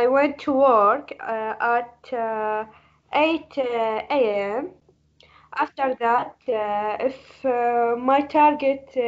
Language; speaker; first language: English; non-native, learner; Arabic